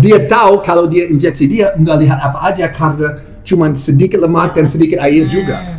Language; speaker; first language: Indonesian; non-native, fluent; English